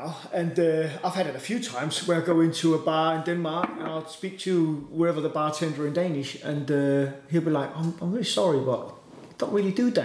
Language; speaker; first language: English; non-native, fluent; Danish